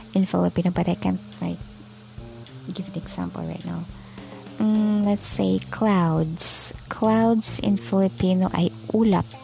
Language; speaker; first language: English; non-native, local second language; Cebuano